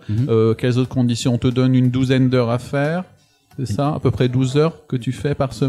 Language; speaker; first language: French; native; French